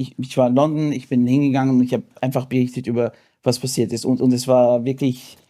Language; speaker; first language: German; non-native, fluent; English